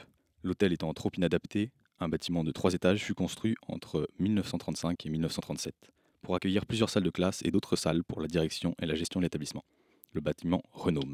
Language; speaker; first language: French; native; French